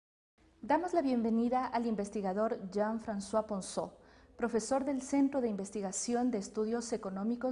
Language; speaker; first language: Spanish; native; Spanish